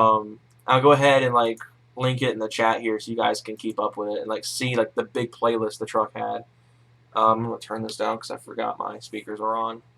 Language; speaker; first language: English; native; English